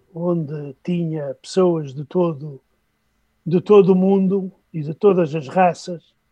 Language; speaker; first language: Portuguese; native; Portuguese